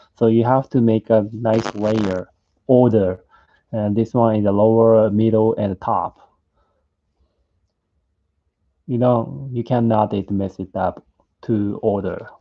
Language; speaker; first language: English; non-native, learner; Japanese